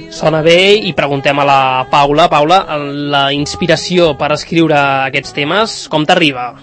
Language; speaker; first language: Catalan; native; Catalan